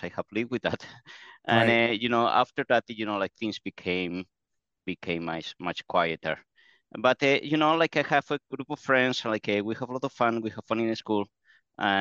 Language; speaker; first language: English; non-native, fluent; Spanish